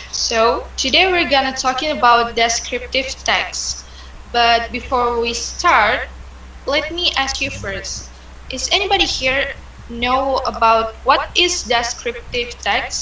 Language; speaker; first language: English; non-native, learner; Indonesian